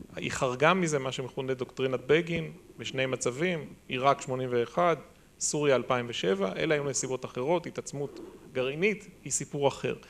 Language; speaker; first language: Hebrew; native; Hebrew